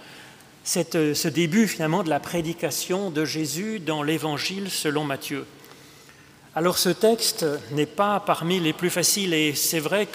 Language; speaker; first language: French; native; French